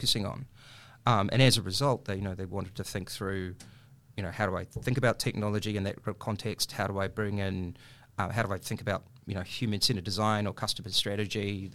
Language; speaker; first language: English; native; English